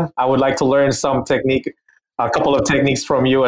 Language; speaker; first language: English; non-native, local second language; Filipino